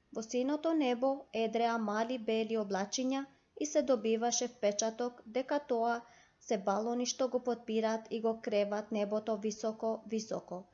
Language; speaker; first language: Macedonian; non-native, local second language; Albanian